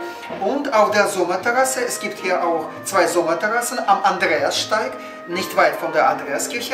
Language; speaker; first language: German; non-native, fluent; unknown